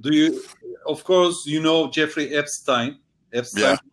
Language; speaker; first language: English; non-native, learner; Turkish